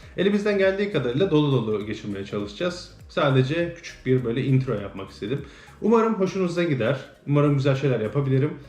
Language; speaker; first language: Turkish; early bilingual, heritage; Turkish